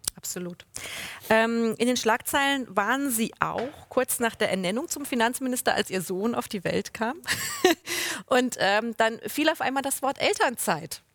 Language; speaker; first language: German; native; German